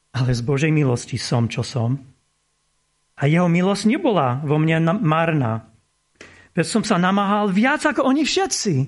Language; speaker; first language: Slovak; non-native, fluent; English